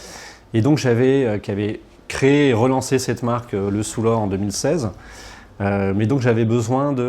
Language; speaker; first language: French; native; French